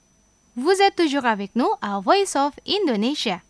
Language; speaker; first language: French; non-native, fluent; Indonesian